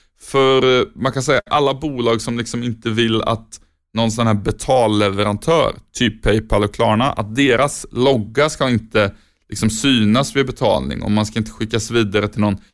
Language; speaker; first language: Swedish; native; Swedish